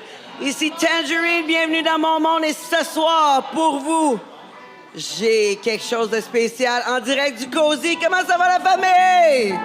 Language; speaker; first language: French; native; French